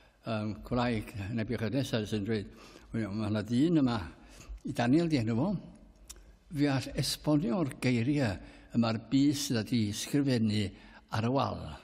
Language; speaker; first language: Welsh; native; Welsh